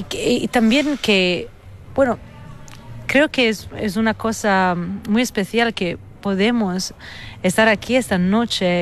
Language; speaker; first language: Spanish; non-native, fluent; Italian